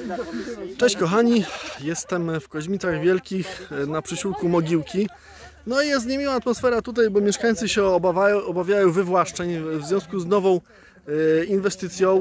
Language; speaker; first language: Polish; native; Polish